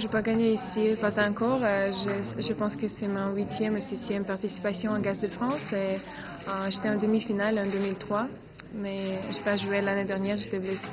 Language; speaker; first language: French; non-native, fluent; Russian